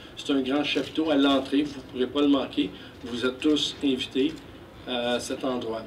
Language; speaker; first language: French; native; French